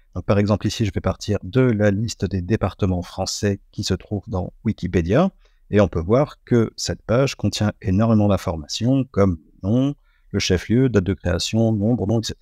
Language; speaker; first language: French; native; French